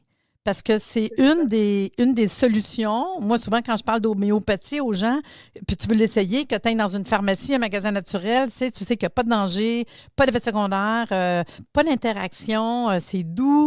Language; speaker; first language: French; native; French